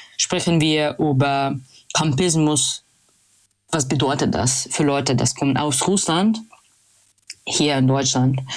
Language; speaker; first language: German; non-native, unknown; Russian